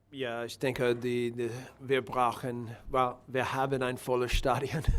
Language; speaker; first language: German; non-native, learner; English